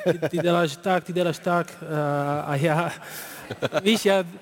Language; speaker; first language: Czech; non-native, learner; Dutch